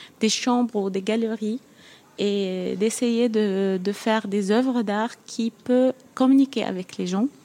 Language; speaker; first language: French; non-native, fluent; Arabic